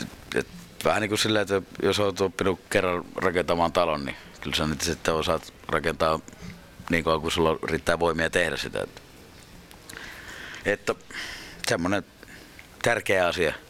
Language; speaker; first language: Finnish; native; Finnish